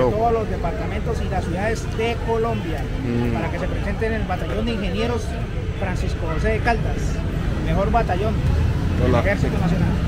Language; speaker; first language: Spanish; native; Spanish